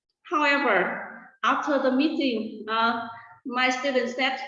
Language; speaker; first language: English; non-native, fluent; Vietnamese